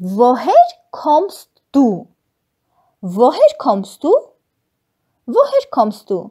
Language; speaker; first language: German; non-native, fluent; Armenian